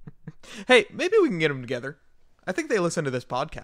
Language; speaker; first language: English; native; English